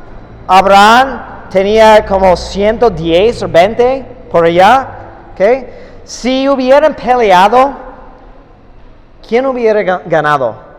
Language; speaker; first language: Spanish; non-native, fluent; English